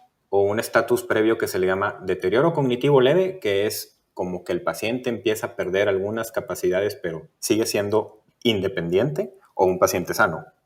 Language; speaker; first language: Spanish; native; Spanish